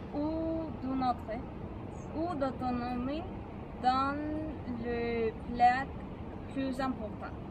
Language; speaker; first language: French; non-native, learner; Spanish